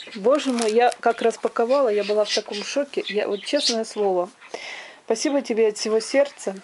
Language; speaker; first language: Russian; non-native, local second language; Ukrainian